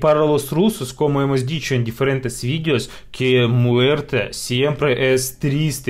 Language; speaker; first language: Spanish; non-native, fluent; Russian